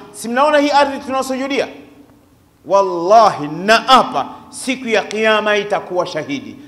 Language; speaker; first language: Swahili; native; Swahili